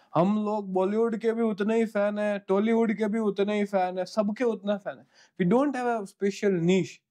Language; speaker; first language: Hindi; non-native, local second language; Gujarati